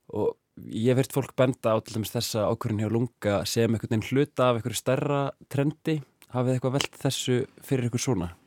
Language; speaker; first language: Icelandic; native; Icelandic